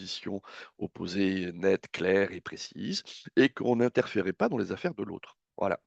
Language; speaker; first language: French; native; French